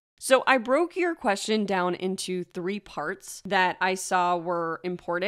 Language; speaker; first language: English; native; English